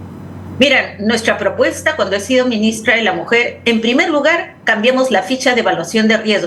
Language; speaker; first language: Spanish; native; Spanish